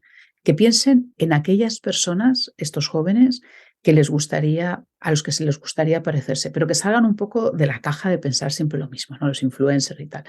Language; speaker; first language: Spanish; native; Spanish